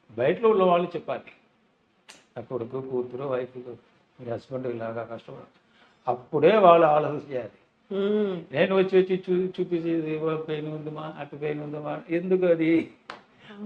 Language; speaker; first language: Telugu; non-native, learner; Tamil